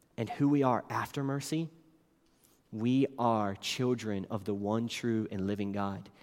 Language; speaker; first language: English; native; English